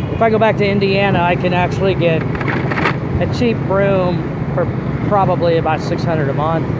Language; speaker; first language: English; native; English